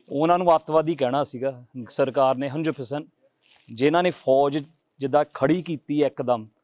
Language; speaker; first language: Punjabi; early bilingual, heritage; Punjabi